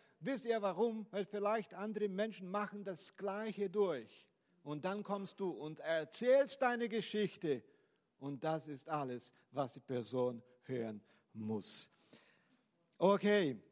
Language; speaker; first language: German; non-native, fluent; Portuguese